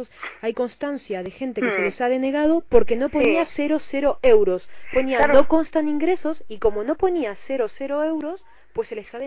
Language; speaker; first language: Spanish; native; Spanish